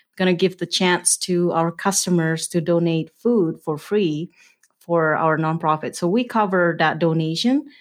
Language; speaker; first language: English; non-native, fluent; Indonesian